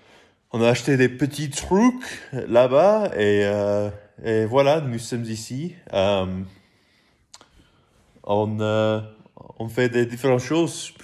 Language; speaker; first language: French; non-native, learner; English